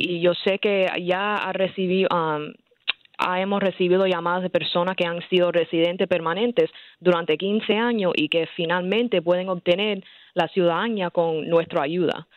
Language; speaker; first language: Spanish; early bilingual, heritage; English